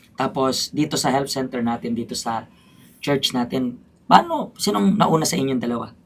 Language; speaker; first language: Filipino; native; Filipino